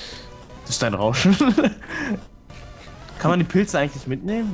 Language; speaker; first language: German; native; German